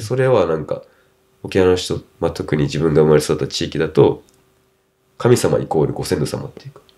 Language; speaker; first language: Japanese; non-native, local second language; English